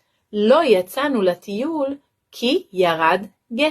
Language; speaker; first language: Hebrew; non-native, local second language; Arabic